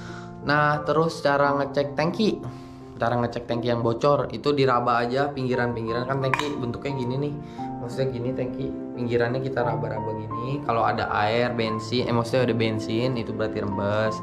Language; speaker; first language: Indonesian; native; Indonesian